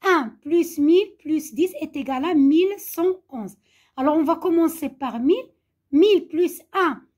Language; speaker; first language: French; non-native, local second language; Arabic